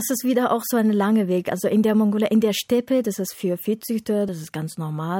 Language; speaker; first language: German; non-native, fluent; Mongolian